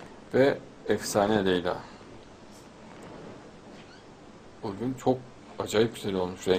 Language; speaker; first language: Turkish; native; Turkish